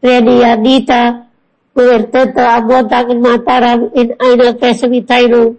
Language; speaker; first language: German; non-native, fluent; Indonesian